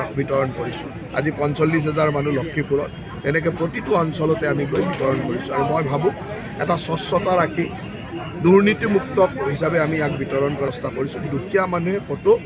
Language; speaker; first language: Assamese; native; Assamese